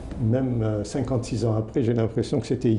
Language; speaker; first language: French; non-native, local second language; Arabic